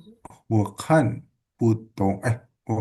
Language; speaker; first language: Chinese; non-native, learner; Indonesian